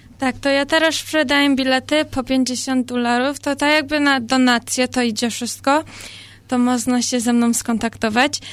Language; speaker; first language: Polish; early bilingual, heritage; Polish